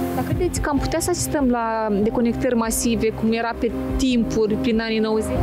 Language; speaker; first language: Romanian; native; Romanian